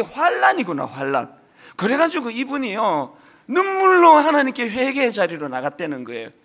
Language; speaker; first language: Korean; native; Korean